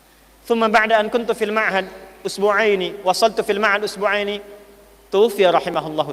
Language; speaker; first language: Arabic; non-native, fluent; Indonesian